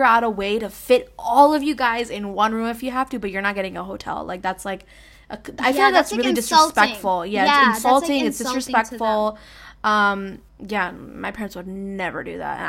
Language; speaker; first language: English; native; English